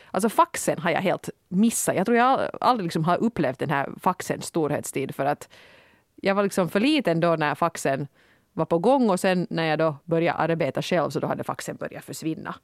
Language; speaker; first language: Swedish; native; Swedish